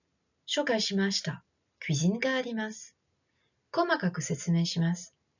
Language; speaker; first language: Japanese; non-native, fluent; French